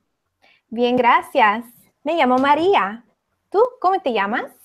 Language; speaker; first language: Spanish; non-native, fluent; English